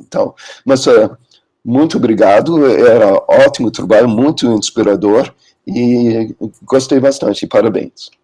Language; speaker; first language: Portuguese; non-native, learner; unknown